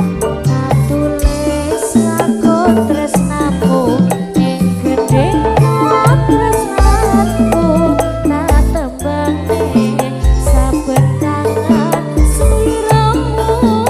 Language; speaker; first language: Indonesian; native; Indonesian